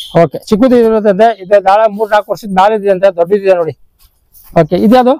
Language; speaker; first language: Kannada; non-native, local second language; Urdu